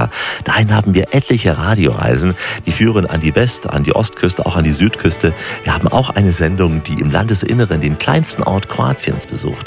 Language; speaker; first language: German; native; German